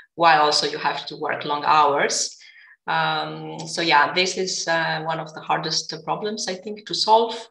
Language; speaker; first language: English; non-native, fluent; Greek